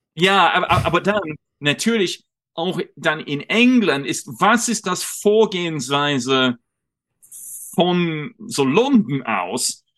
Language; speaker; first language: German; non-native, fluent; English